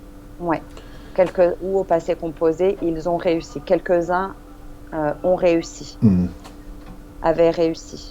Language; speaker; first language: French; non-native, fluent; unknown